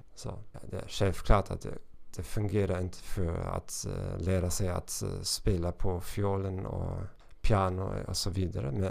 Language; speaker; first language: Swedish; non-native, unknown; German